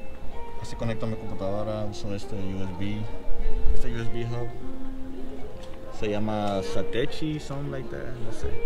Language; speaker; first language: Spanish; early bilingual, heritage; Spanish